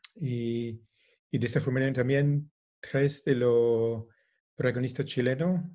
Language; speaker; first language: Spanish; non-native, fluent; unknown